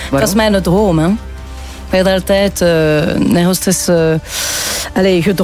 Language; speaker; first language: Dutch; non-native, local second language; French